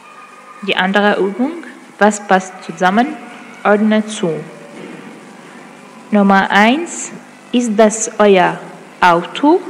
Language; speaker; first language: German; non-native, fluent; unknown